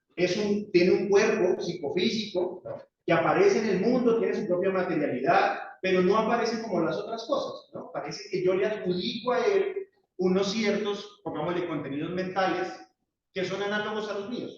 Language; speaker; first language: Spanish; native; Spanish